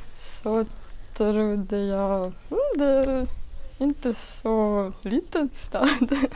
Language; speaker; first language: Swedish; non-native, learner; Russian